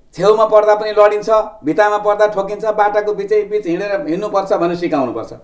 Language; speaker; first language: Nepali; native; Nepali